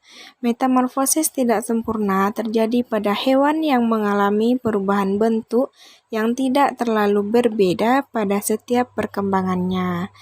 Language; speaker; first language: Indonesian; native; Indonesian